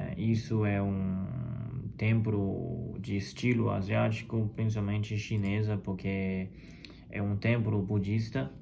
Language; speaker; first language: Portuguese; non-native, fluent; Chinese